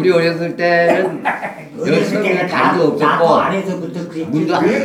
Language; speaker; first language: Korean; native; Korean